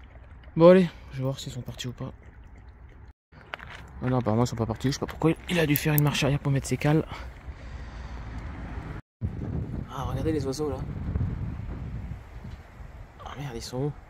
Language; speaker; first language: French; native; French